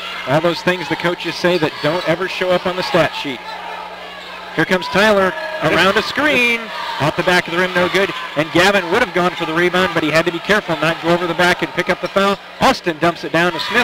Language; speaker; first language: English; native; English